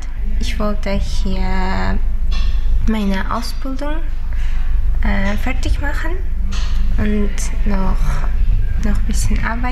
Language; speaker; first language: German; non-native, learner; Uzbek